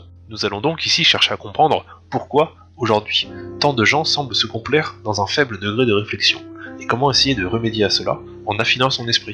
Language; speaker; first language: French; native; French